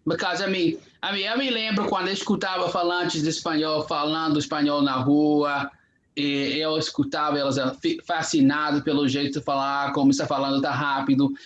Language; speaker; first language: Portuguese; non-native, fluent; English